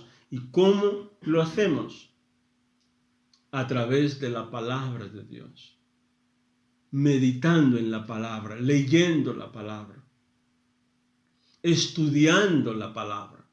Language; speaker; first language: Spanish; non-native, fluent; Portuguese